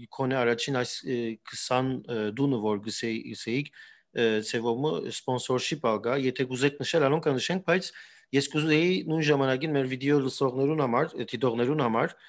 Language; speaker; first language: Armenian; early bilingual, heritage; Armenian